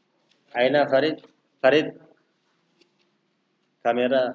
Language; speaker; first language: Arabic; non-native, fluent; Indonesian